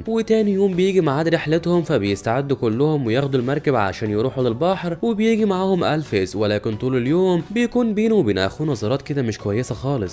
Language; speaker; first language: Arabic; native; Arabic